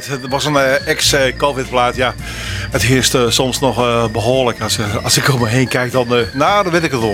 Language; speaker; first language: Dutch; native; Dutch